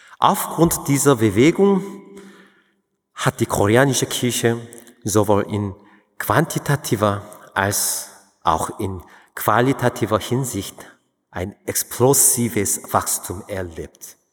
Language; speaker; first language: German; non-native, fluent; Korean